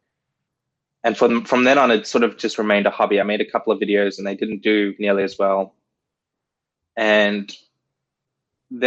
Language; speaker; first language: English; native; English